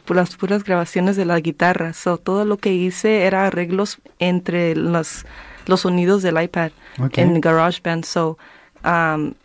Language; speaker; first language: Spanish; early bilingual, heritage; Spanish